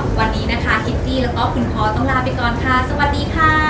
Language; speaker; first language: Thai; native; Thai